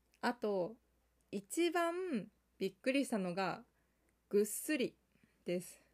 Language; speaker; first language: Japanese; non-native, fluent; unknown